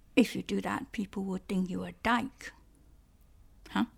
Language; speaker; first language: English; non-native, local second language; Cantonese